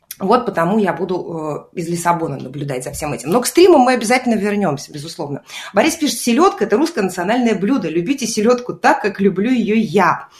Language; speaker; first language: Russian; native; Russian